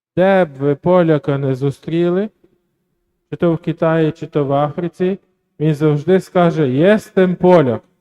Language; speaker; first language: Ukrainian; native; Ukrainian